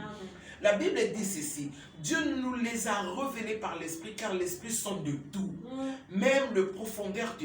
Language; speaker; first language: French; non-native, local second language; Lingala